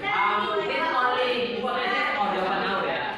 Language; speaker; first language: English; non-native, learner; Indonesian